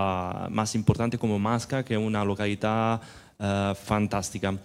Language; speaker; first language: Spanish; non-native, learner; Italian